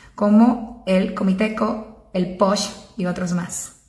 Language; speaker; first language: Spanish; native; Spanish